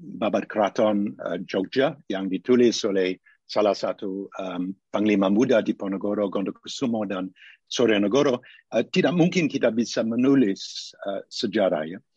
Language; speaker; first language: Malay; non-native, fluent; English